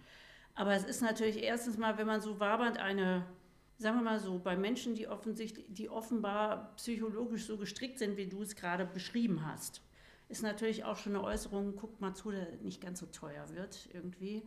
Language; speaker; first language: German; native; German